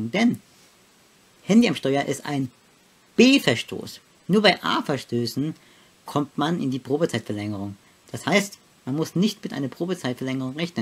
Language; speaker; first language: German; native; German